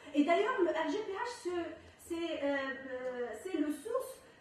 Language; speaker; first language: French; non-native, local second language; Arabic